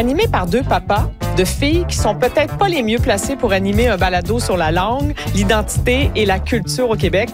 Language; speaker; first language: French; native; French